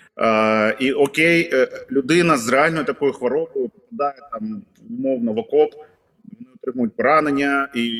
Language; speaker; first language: Ukrainian; native; Ukrainian